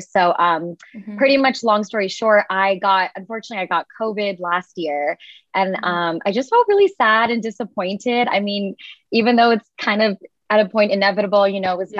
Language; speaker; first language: English; native; English